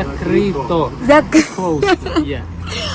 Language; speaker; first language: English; non-native, learner; Russian